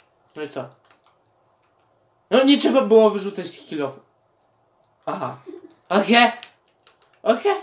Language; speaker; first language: Polish; native; Polish